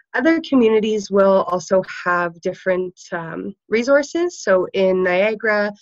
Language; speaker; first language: English; native; English